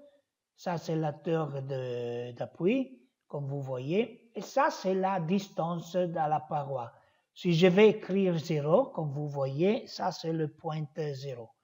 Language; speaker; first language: French; non-native, learner; Italian